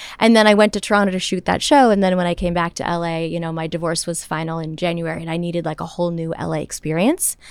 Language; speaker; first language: English; native; English